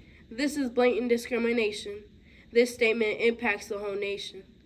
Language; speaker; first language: English; early bilingual, other home language; Spanish